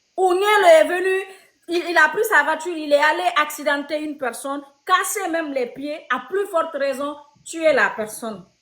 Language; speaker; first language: French; non-native, local second language; Fula